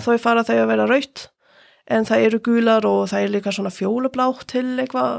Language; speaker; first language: Icelandic; non-native, fluent; German